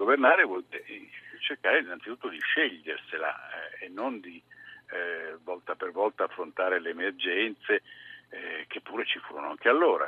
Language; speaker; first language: Italian; native; Italian